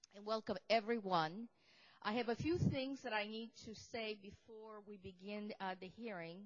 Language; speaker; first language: English; native; English